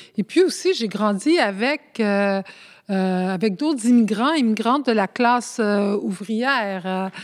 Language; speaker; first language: French; early bilingual, other home language; Spanish